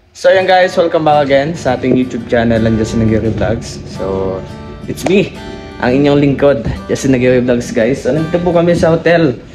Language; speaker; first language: Filipino; non-native, local second language; Bikol